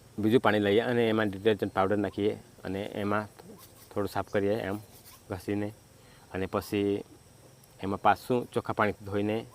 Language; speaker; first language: Gujarati; non-native, local second language; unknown